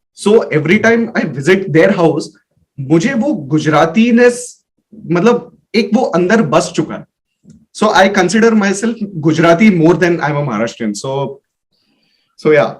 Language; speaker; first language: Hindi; non-native, local second language; Marathi